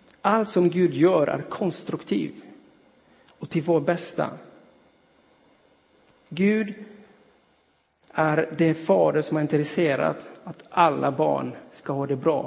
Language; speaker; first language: Swedish; non-native, fluent; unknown